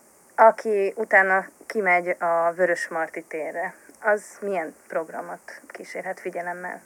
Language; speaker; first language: Hungarian; native; Hungarian